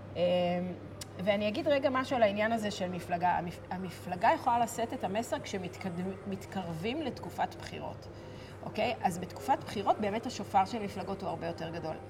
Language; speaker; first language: Hebrew; native; Hebrew